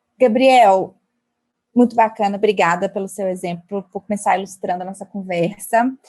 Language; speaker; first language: Portuguese; native; Portuguese